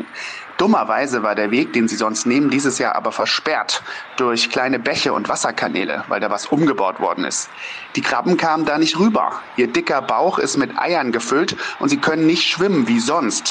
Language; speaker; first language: German; native; German